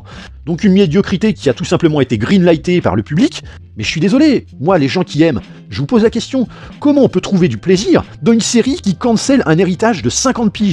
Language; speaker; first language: French; native; French